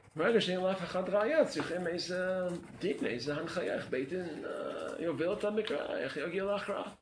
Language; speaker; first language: Hebrew; non-native, fluent; English